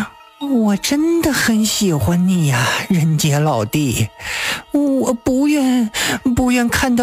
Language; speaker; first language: Chinese; native; Chinese